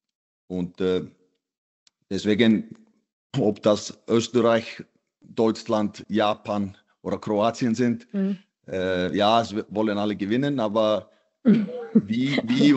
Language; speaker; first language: German; non-native, fluent; Icelandic